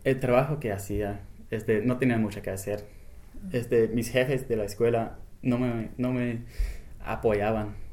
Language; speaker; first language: Spanish; non-native, fluent; English